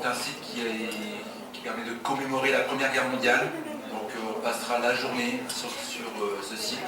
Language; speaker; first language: French; native; French